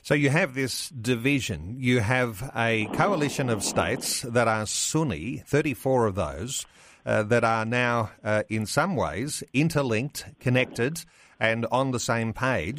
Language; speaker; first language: English; native; English